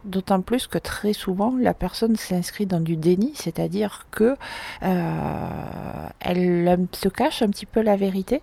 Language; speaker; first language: French; native; French